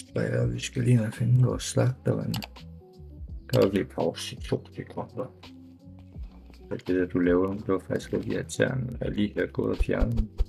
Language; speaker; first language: Danish; native; Danish